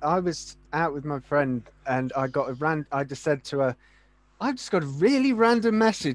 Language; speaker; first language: English; native; English